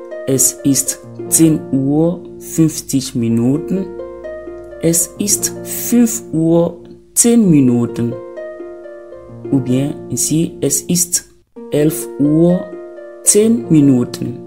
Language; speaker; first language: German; non-native, fluent; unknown